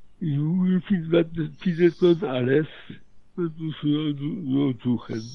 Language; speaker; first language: German; early bilingual, heritage; Polish